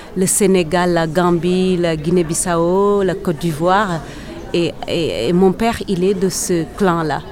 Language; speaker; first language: French; non-native, local second language; Serer